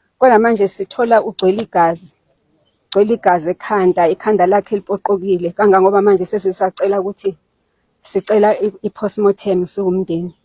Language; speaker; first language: Zulu; native; Zulu